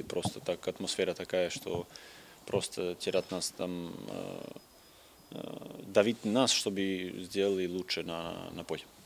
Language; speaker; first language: Russian; non-native, fluent; Serbian